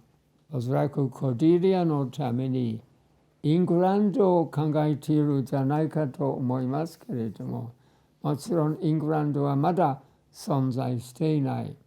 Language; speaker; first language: Japanese; non-native, fluent; English